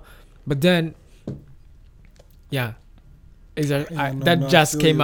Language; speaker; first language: English; non-native, local second language; Kinyarwanda